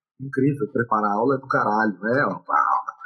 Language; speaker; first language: Portuguese; native; Portuguese